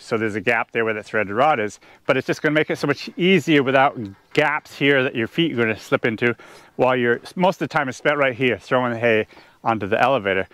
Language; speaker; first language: English; native; English